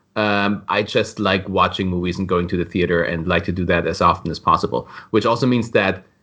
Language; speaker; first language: English; non-native, fluent; German